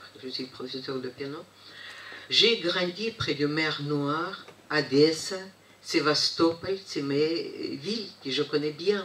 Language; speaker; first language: French; non-native, fluent; Russian